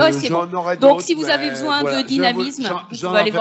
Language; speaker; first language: French; native; French